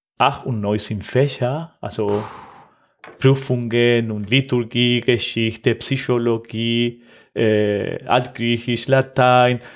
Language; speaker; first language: German; non-native, fluent; Spanish